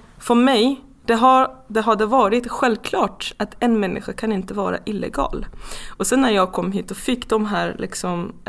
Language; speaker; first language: Swedish; non-native, fluent; Persian